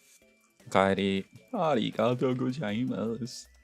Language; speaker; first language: Japanese; non-native, learner; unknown